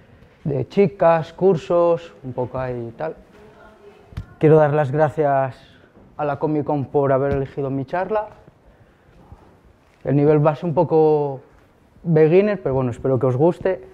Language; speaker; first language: Spanish; native; Spanish